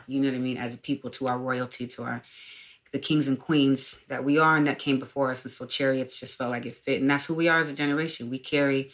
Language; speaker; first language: English; native; English